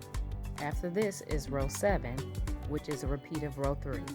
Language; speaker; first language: English; native; English